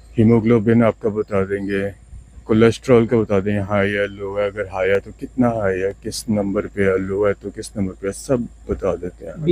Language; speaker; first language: Hindi; non-native, local second language; Punjabi